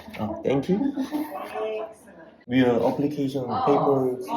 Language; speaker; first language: English; non-native, learner; Korean